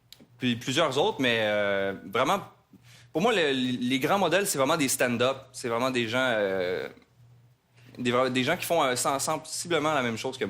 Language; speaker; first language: French; native; French